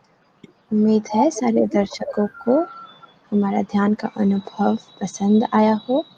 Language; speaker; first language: Hindi; native; Hindi